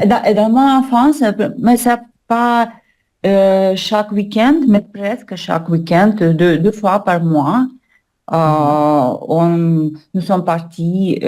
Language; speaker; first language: French; non-native, learner; Russian